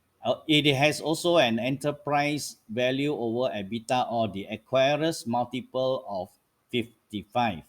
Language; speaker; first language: English; non-native, local second language; Malay